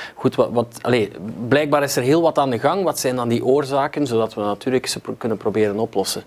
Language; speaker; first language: Dutch; native; Dutch